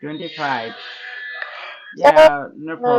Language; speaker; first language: English; non-native, learner; Bangla